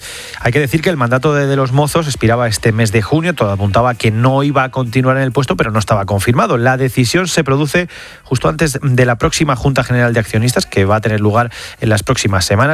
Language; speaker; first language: Spanish; native; Spanish